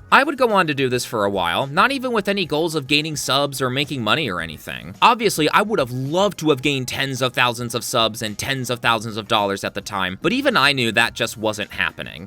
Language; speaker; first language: English; native; English